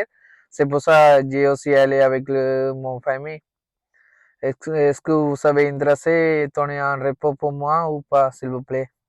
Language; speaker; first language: French; non-native, learner; Tamil